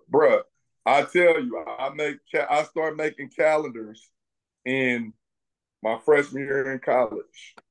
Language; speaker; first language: English; native; English